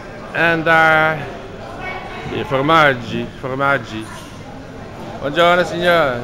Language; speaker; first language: Italian; non-native, learner; Dutch